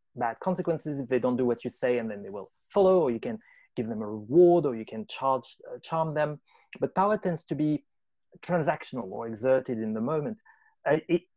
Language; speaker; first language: English; non-native, fluent; French